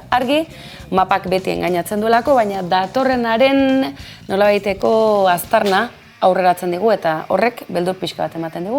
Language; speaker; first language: Basque; native; Basque